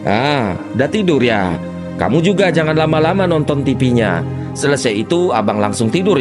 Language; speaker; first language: Indonesian; native; Indonesian